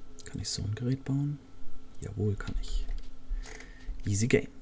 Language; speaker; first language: German; native; German